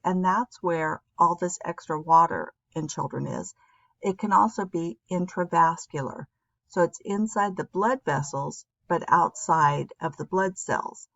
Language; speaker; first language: English; native; English